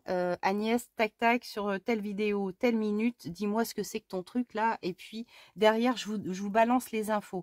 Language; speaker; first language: French; native; French